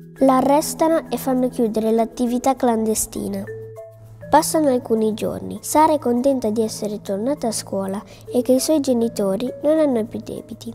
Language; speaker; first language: Italian; native; Italian